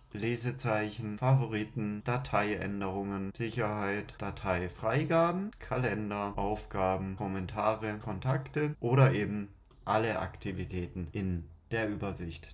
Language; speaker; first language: German; native; German